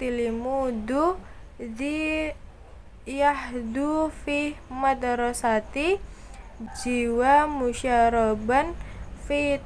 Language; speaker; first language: Arabic; non-native, learner; Indonesian